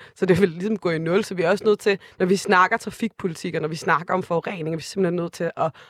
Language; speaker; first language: Danish; native; Danish